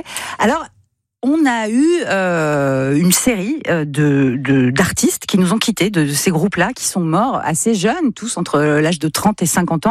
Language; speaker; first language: French; native; French